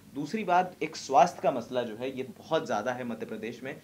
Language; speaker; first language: Hindi; native; Hindi